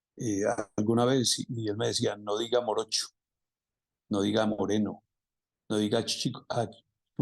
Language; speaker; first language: Spanish; native; Spanish